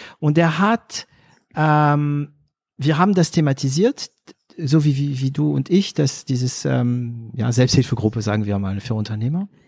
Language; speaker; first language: German; non-native, fluent; French